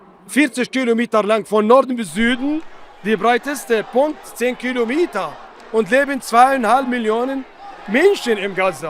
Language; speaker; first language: German; non-native, fluent; Arabic